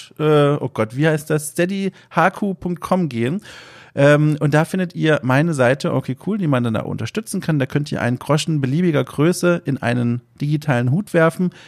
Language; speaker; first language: German; native; German